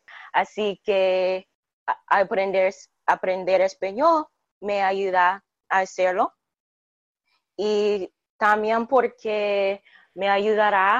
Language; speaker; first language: Spanish; non-native, learner; English